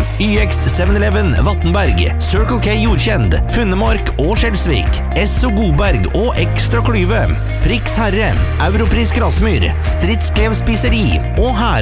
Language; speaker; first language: Norwegian; native; Norwegian